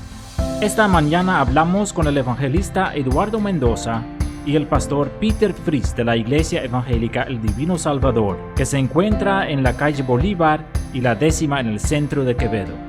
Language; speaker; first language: Spanish; native; Spanish